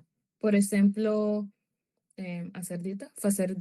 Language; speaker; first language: Portuguese; non-native, learner; Spanish